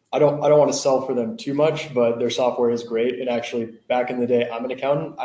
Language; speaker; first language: English; native; English